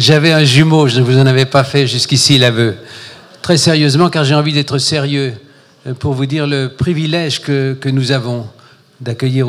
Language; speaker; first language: French; native; French